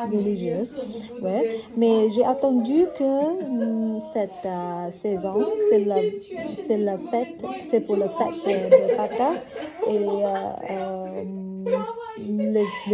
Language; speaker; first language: French; non-native, learner; Vietnamese